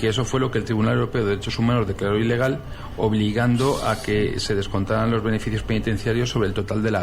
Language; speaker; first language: Spanish; native; Spanish